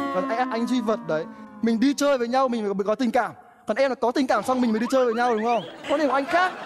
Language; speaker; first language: Vietnamese; native; Vietnamese